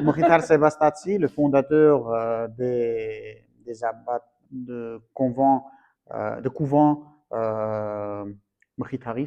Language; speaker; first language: French; non-native, fluent; Armenian